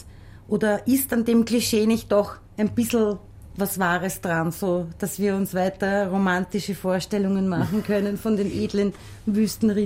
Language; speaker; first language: German; native; German